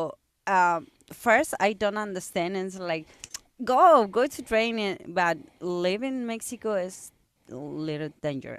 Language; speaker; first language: English; non-native, learner; Spanish